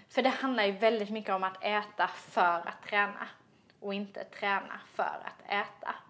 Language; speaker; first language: Swedish; native; Swedish